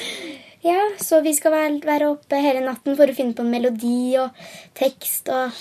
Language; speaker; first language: Norwegian; non-native, local second language; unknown